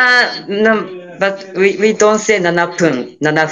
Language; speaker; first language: English; non-native, learner; Japanese